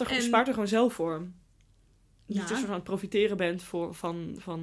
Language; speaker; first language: Dutch; native; Dutch